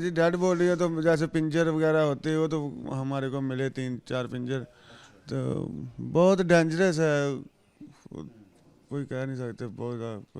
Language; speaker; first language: Hindi; non-native, local second language; Punjabi